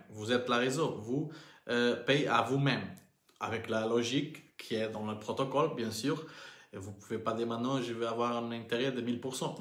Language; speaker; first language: French; non-native, learner; Portuguese